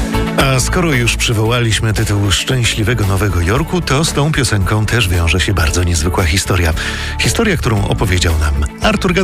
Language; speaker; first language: Polish; native; Polish